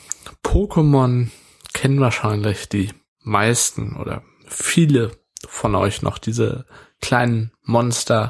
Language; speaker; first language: German; native; German